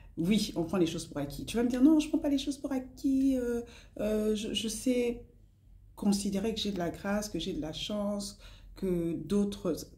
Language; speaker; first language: French; non-native, local second language; Lingala